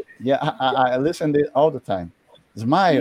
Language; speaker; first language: English; non-native, learner; Portuguese